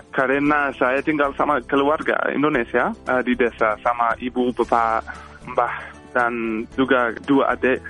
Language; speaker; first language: Indonesian; non-native, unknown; English